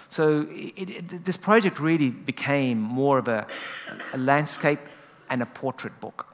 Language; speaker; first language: English; native; English